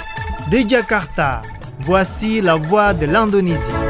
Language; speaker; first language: French; non-native, fluent; Indonesian